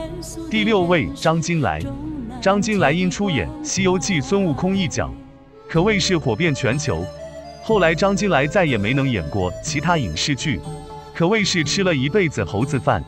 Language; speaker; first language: Chinese; native; Chinese